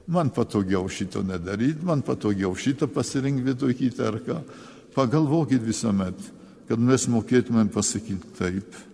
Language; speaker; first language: Lithuanian; early bilingual, heritage; Lithuanian